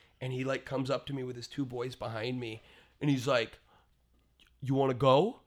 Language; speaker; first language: English; native; English